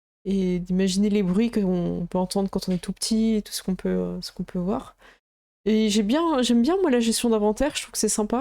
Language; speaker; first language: French; native; French